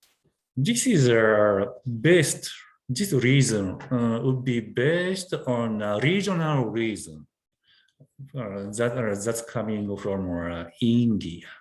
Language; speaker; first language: English; non-native, learner; Japanese